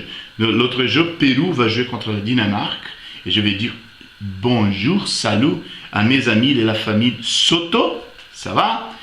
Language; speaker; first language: French; non-native, fluent; Portuguese